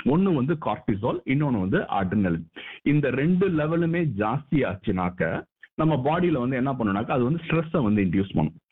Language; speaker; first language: Tamil; native; Tamil